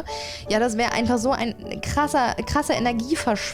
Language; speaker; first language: German; native; German